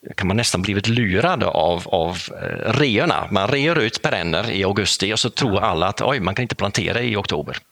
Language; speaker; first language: Swedish; non-native, fluent; Dutch